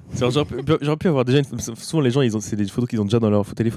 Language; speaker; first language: French; native; French